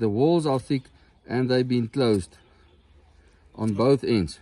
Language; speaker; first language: English; non-native, local second language; Afrikaans